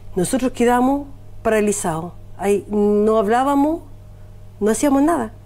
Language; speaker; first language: Spanish; native; Spanish